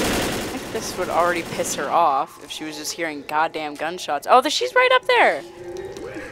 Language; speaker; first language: English; native; English